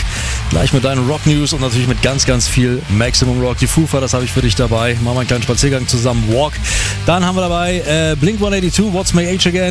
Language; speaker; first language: German; native; German